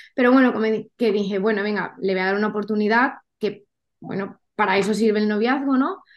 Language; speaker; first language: Spanish; native; Spanish